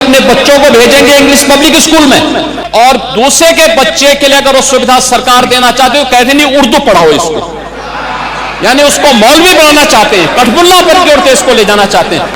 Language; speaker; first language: Hindi; native; Hindi